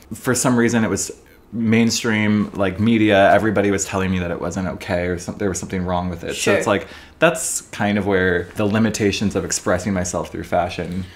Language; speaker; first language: English; native; English